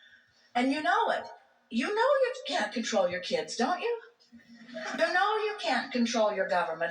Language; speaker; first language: English; native; English